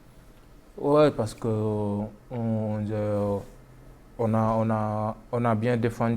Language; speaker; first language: French; non-native, local second language; Wolof